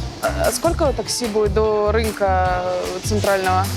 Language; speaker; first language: Russian; native; Russian